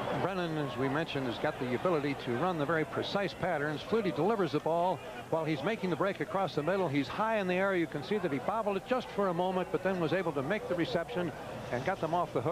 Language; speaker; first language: English; native; English